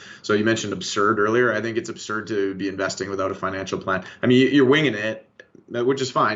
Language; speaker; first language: English; native; English